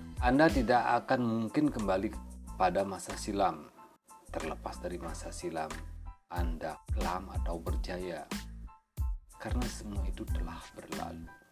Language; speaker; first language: Indonesian; native; Indonesian